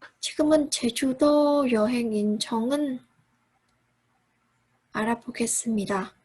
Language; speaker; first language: Korean; non-native, learner; Vietnamese